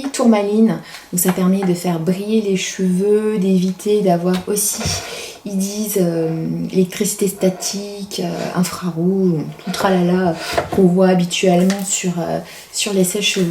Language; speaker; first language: French; native; French